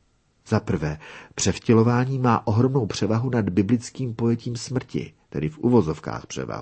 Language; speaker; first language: Czech; native; Czech